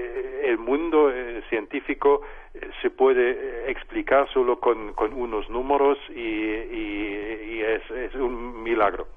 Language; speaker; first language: Spanish; non-native, fluent; German